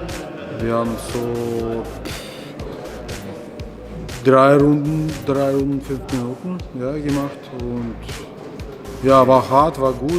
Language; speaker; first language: German; non-native, learner; Serbian